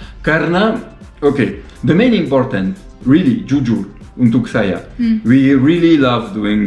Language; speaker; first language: Indonesian; non-native, learner; French